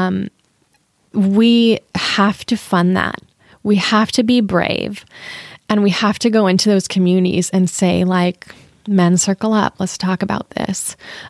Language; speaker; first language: English; native; English